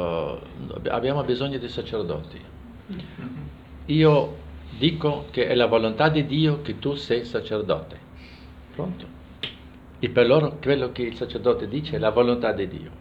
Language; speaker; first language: Italian; non-native, fluent; German